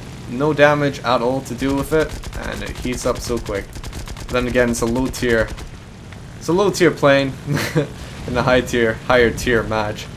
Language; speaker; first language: English; native; English